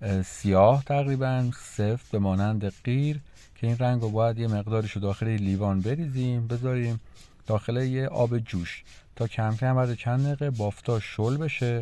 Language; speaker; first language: Persian; native; Persian